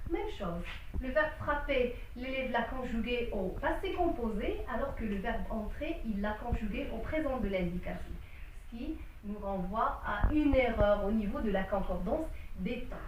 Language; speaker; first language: French; non-native, local second language; Arabic